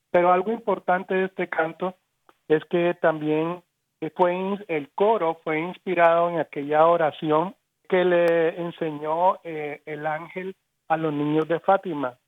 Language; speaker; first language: Spanish; native; Spanish